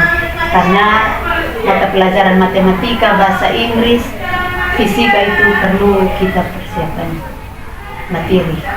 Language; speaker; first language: Indonesian; non-native, local second language; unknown